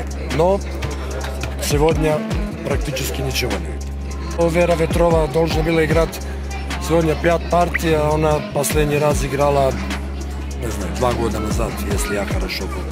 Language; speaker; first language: Russian; non-native, fluent; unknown